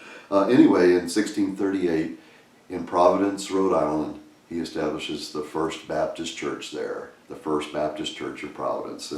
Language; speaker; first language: English; native; English